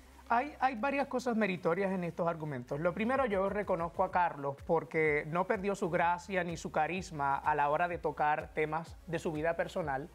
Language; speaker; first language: Spanish; native; Spanish